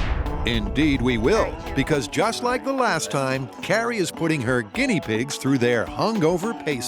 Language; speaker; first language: English; native; English